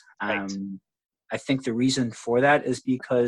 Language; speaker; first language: English; non-native, local second language; Filipino